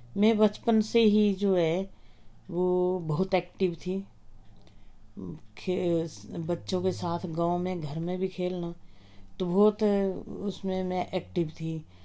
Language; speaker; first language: Hindi; native; Hindi